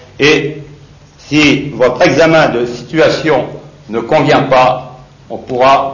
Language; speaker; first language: French; native; French